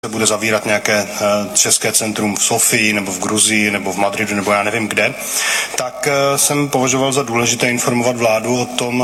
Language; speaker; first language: Czech; native; Czech